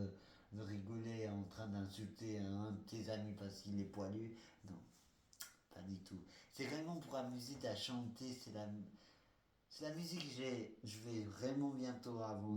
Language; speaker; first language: French; non-native, fluent; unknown